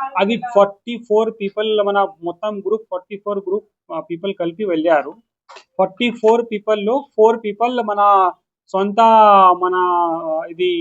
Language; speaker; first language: Telugu; non-native, local second language; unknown